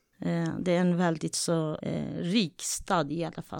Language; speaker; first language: Swedish; non-native, fluent; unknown